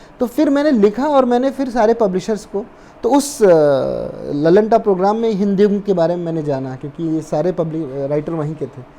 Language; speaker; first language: Hindi; native; Hindi